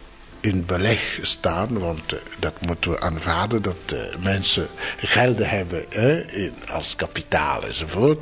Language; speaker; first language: Dutch; non-native, fluent; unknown